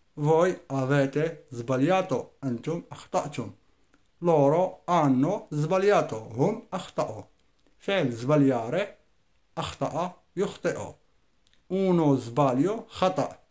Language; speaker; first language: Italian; non-native, fluent; Arabic